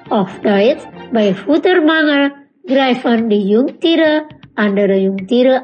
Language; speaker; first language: German; non-native, learner; Indonesian